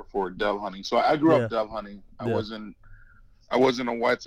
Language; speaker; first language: English; native; English